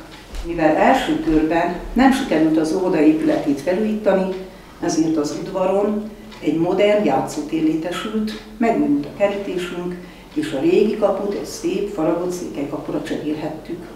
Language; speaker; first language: Hungarian; native; Hungarian